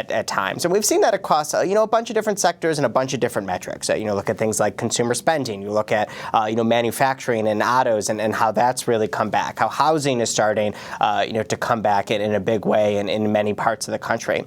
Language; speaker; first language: English; native; English